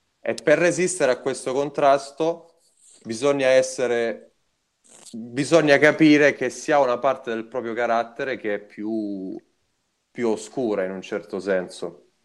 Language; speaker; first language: Italian; native; Italian